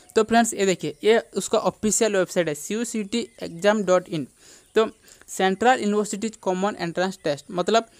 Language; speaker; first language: Hindi; non-native, local second language; Odia